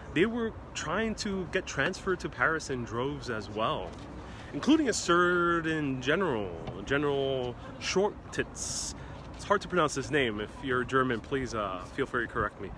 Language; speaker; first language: English; native; English